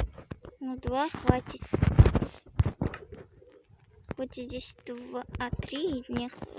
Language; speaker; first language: Russian; non-native, local second language; Kazakh